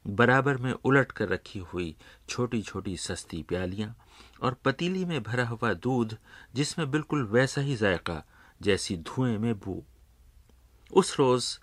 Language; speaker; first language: Urdu; native; Urdu